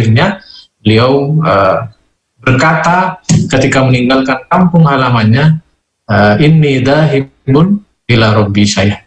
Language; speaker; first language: Indonesian; native; Indonesian